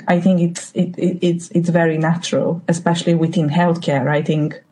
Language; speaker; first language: English; non-native, fluent; Bulgarian